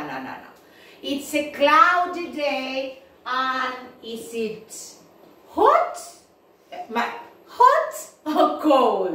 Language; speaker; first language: English; non-native, fluent; Spanish